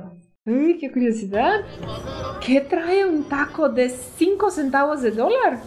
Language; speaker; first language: Spanish; non-native, fluent; Portuguese